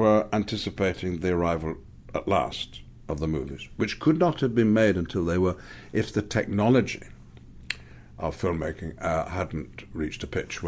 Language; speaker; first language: English; native; English